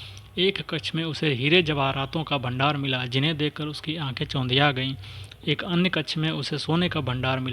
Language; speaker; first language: Hindi; native; Hindi